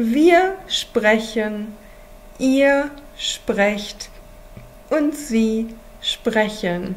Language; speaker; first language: German; non-native, fluent; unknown